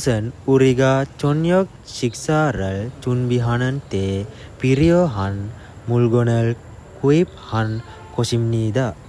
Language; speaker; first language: Korean; non-native, learner; Sinhala